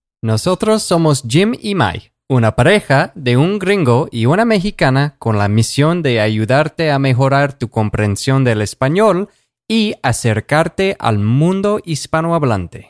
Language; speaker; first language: Spanish; non-native, fluent; English